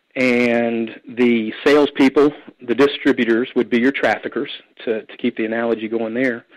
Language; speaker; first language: English; native; English